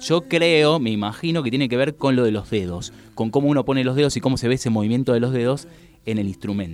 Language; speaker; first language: Spanish; native; Spanish